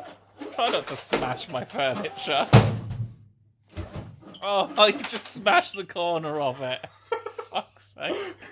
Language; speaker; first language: English; native; English